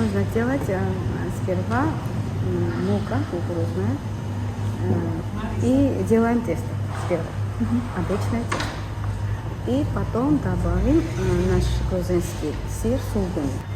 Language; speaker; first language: Russian; non-native, fluent; Georgian